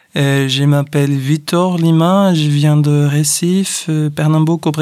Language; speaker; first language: French; non-native, fluent; Portuguese